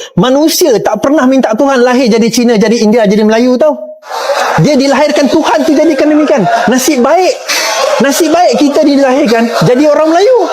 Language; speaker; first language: Malay; non-native, local second language; Chinese